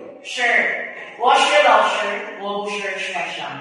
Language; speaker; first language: Chinese; non-native, learner; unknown